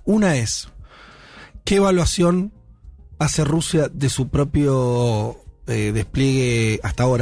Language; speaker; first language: Spanish; native; Spanish